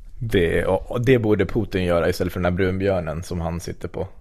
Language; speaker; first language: Swedish; native; Swedish